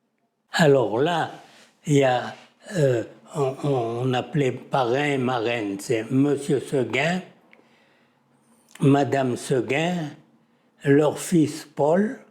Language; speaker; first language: French; native; French